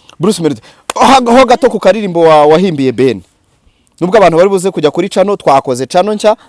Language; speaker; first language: Kinyarwanda; native; Kinyarwanda